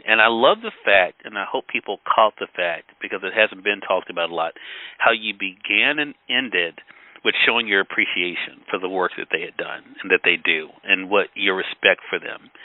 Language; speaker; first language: English; native; English